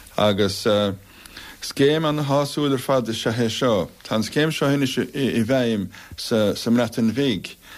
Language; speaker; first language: Irish; native; Irish